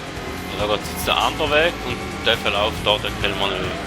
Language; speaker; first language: German; native; German